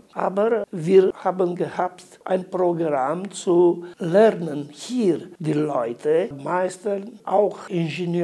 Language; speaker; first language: German; non-native, learner; Romanian